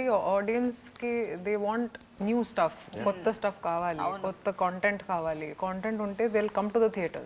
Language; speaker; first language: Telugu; non-native, local second language; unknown